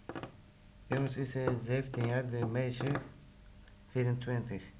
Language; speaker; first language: Dutch; non-native, learner; Turkish